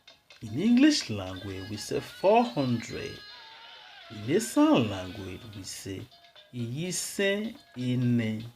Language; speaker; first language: English; non-native, local second language; Esan